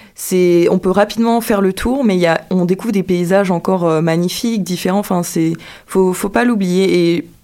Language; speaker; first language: French; native; French